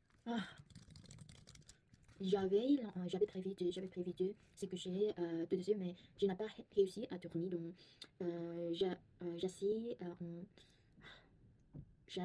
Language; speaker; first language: French; non-native, learner; Korean